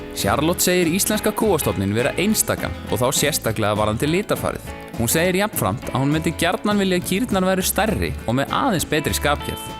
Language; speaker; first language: Icelandic; native; Icelandic